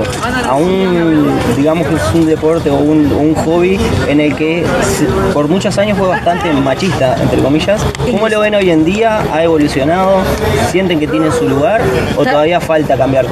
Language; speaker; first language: Spanish; native; Spanish